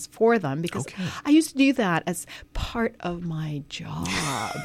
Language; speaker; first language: English; non-native, fluent; French